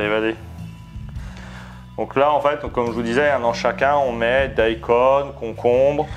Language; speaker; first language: French; native; French